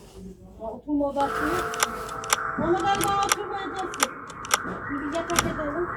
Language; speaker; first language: Turkish; native; Turkish